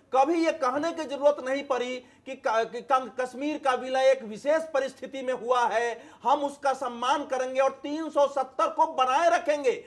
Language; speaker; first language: Hindi; native; Hindi